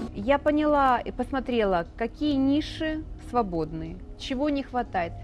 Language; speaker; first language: Russian; native; Russian